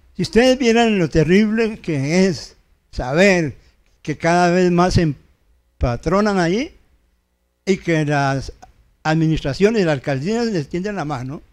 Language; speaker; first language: Spanish; native; Spanish